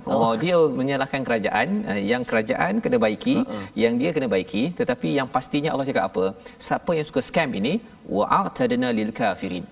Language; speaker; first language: Malay; native; Malay